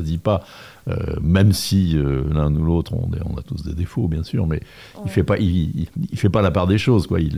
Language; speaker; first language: French; native; French